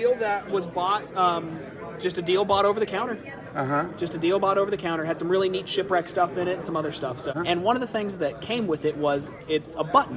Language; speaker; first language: English; native; English